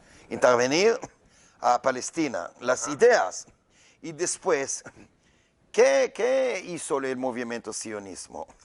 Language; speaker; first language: Spanish; non-native, learner; Hebrew